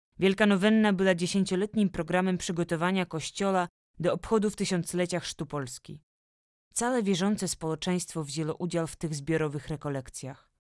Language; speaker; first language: Polish; native; Polish